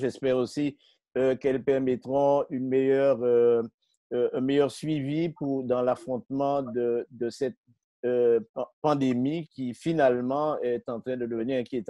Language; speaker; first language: French; native; French